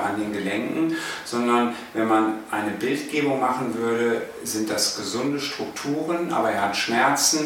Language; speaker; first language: German; native; German